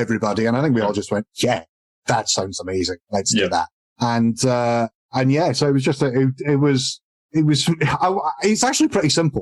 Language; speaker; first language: English; native; English